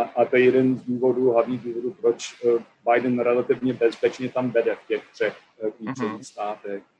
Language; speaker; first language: Czech; non-native, fluent; English